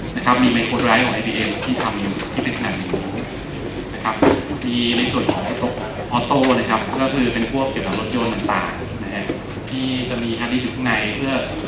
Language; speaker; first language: Thai; native; Thai